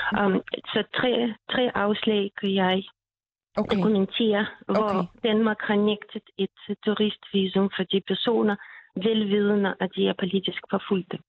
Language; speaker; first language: Danish; non-native, fluent; Russian